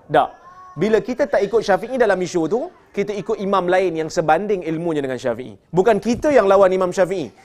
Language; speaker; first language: Malay; native; Malay